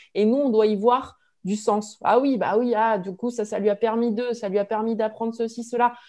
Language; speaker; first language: French; native; French